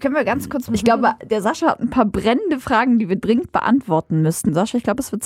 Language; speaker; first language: German; native; German